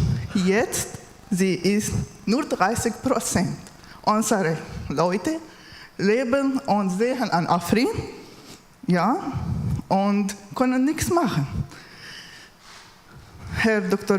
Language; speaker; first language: German; non-native, learner; Kurdish